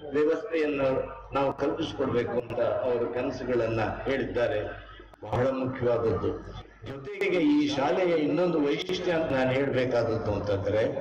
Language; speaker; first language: Kannada; non-native, local second language; Telugu